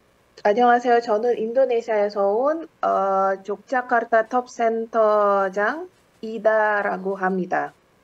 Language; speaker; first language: Korean; non-native, fluent; Indonesian